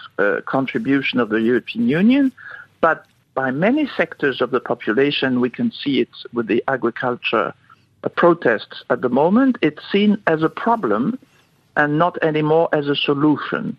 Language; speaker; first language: English; non-native, fluent; French